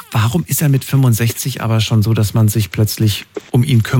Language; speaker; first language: German; native; German